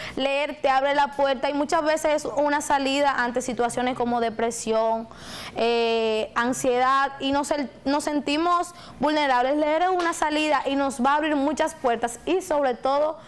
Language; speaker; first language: Spanish; native; Spanish